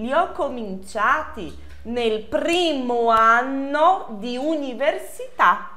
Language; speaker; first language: Italian; non-native, fluent; Portuguese